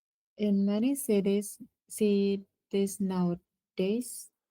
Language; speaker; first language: English; non-native, learner; Indonesian